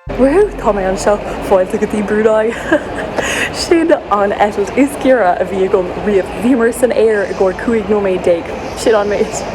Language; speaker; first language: Irish; native; Irish